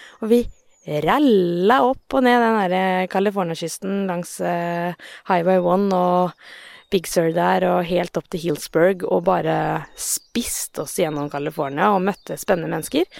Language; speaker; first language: Norwegian; native; Norwegian